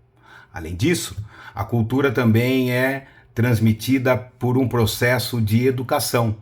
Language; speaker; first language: Portuguese; native; Portuguese